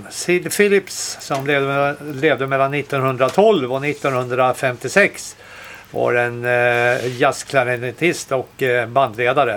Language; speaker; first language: Swedish; native; Swedish